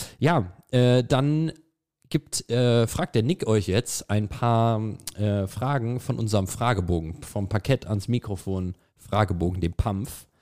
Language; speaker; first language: German; native; German